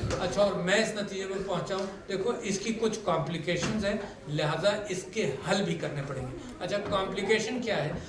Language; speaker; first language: Urdu; native; Urdu